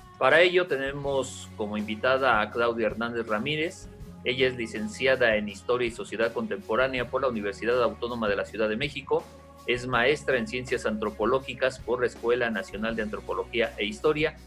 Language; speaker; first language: Spanish; native; Spanish